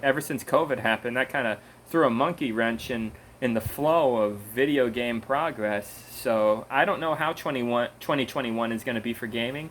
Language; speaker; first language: English; native; English